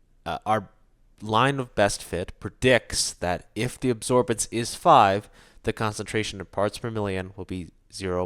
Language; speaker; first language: English; native; English